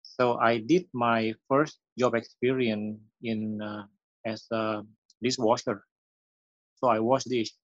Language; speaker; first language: English; non-native, fluent; Indonesian